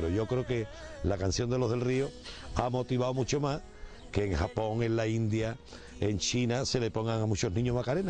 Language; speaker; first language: Spanish; native; Spanish